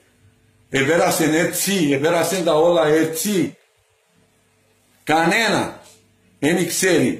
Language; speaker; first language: Greek; non-native, learner; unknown